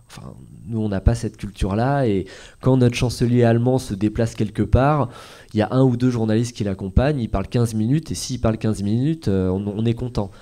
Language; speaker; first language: French; native; French